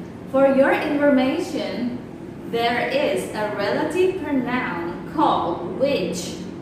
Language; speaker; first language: English; non-native, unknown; Indonesian